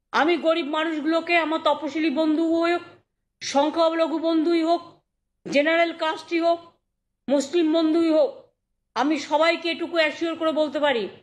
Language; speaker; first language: Bangla; native; Bangla